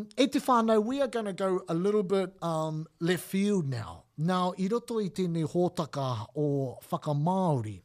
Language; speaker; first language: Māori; non-native, local second language; English